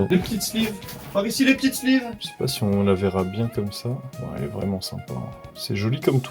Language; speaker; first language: French; native; French